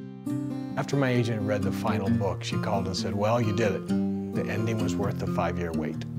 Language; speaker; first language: English; native; English